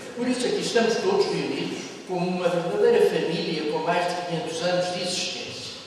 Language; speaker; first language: Portuguese; native; Portuguese